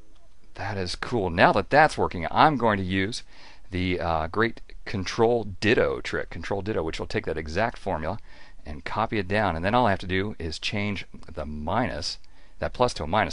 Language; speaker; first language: English; native; English